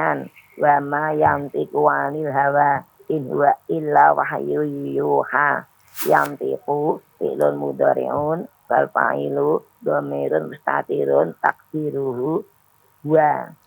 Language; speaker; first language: Arabic; non-native, learner; Indonesian